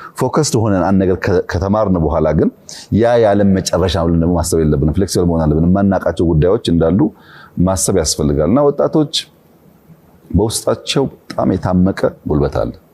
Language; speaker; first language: Amharic; non-native, local second language; Oromo